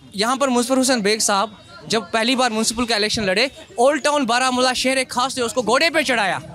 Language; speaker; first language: Hindi; native; Hindi